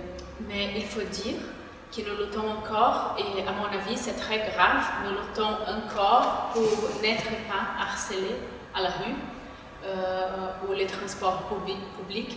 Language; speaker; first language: French; non-native, fluent; Portuguese